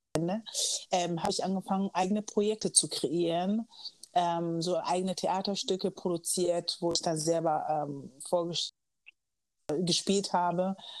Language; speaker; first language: German; early bilingual, other home language; Akan